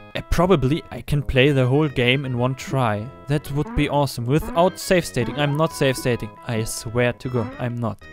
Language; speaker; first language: English; non-native, learner; German